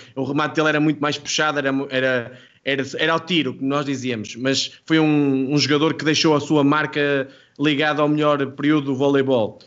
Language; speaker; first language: Portuguese; native; Portuguese